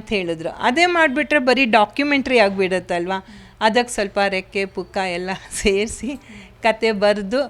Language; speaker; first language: Kannada; native; Kannada